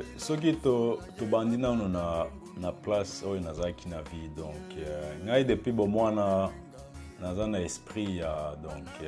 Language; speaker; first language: Lingala; early bilingual, heritage; Lingala